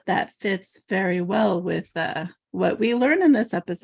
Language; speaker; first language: English; native; English